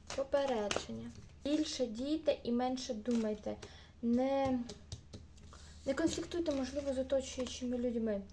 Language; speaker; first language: Ukrainian; native; Ukrainian